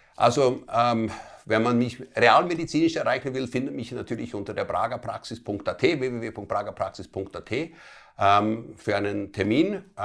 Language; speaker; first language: German; early bilingual, other home language; Italian